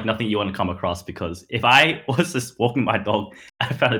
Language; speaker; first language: English; native; English